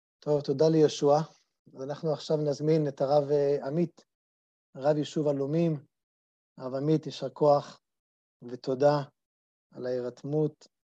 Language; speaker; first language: Hebrew; native; Hebrew